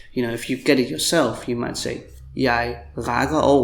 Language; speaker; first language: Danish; non-native, fluent; English